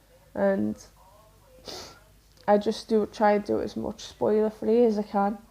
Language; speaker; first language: English; native; English